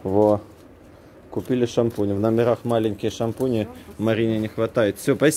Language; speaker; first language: Russian; native; Russian